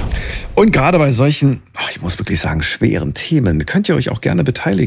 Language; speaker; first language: German; native; German